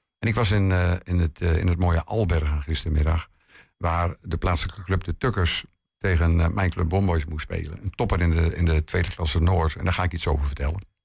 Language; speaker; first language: Dutch; native; Dutch